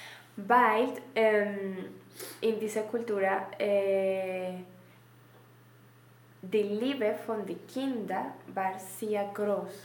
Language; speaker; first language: German; non-native, learner; Spanish